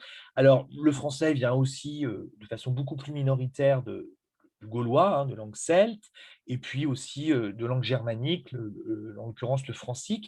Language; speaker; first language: French; native; French